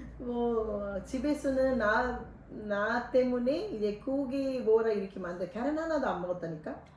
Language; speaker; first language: Korean; non-native, fluent; Sinhala